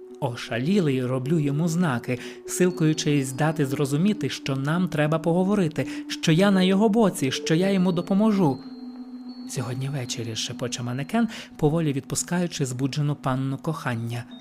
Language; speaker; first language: Ukrainian; native; Ukrainian